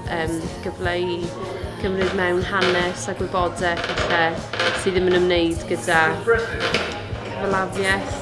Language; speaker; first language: Welsh; native; Welsh